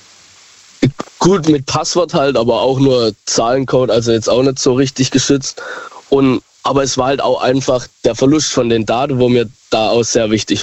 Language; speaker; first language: German; native; German